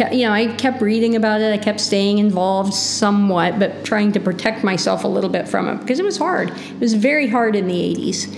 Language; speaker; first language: English; native; English